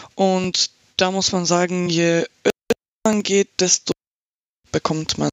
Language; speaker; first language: German; non-native, fluent; Slovak